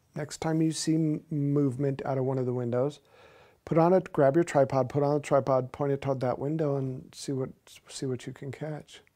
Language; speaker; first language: English; native; English